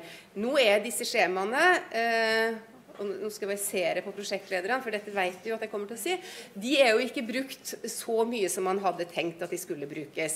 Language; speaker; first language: Norwegian; native; Norwegian